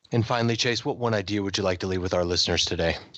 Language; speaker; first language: English; native; English